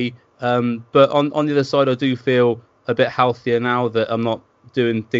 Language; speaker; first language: English; native; English